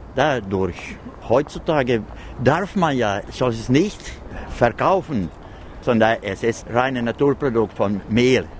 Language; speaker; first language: German; non-native, fluent; Swedish